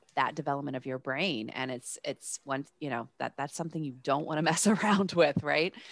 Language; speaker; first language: English; native; English